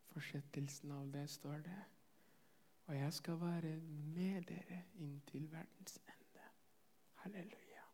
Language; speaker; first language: Norwegian; non-native, fluent; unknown